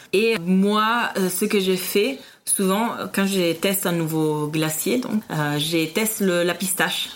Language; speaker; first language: French; non-native, fluent; Italian